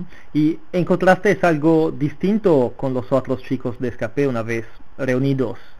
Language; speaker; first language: Spanish; non-native, fluent; Italian